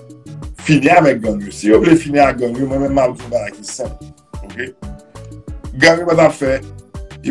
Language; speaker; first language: French; non-native, local second language; Haitian Creole